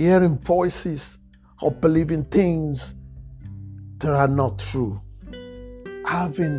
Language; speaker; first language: English; non-native, local second language; Yoruba